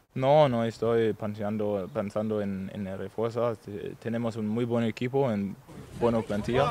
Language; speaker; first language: Spanish; non-native, fluent; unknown